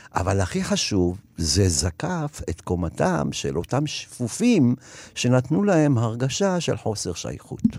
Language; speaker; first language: Hebrew; early bilingual, other home language; Arabic